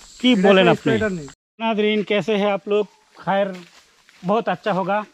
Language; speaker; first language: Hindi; non-native, learner; Bangla